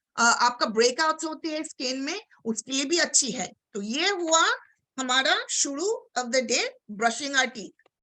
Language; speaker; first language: Hindi; non-native, local second language; Bangla